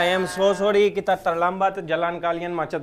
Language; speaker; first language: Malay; non-native, fluent; Urdu